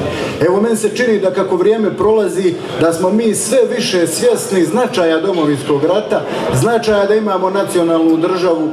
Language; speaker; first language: Croatian; native; Croatian